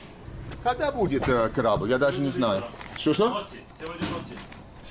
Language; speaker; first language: Russian; non-native, learner; English